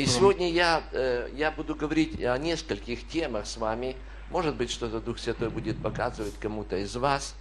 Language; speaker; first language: Polish; non-native, learner; Russian